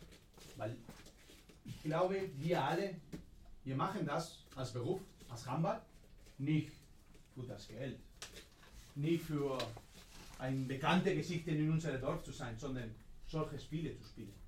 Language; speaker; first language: German; non-native, fluent; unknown